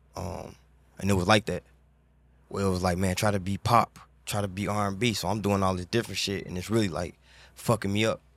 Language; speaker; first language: English; native; English